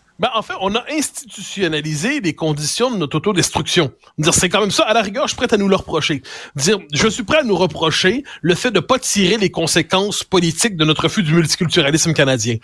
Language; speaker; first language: French; native; French